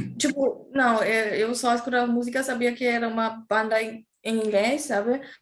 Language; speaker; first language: Portuguese; non-native, fluent; German